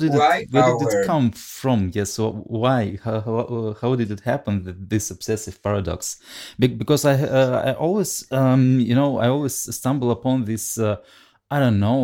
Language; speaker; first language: English; non-native, fluent; Russian